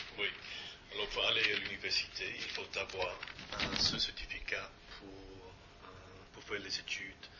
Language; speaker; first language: French; non-native, fluent; English